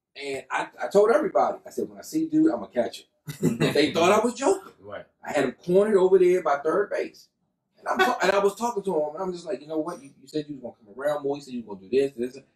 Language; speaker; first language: English; native; English